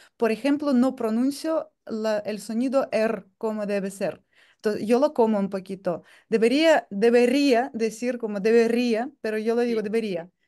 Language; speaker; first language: Spanish; non-native, fluent; Russian